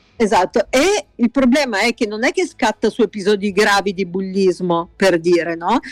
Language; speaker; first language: Italian; native; Italian